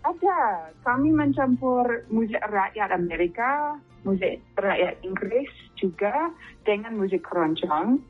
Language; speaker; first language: Indonesian; non-native, fluent; English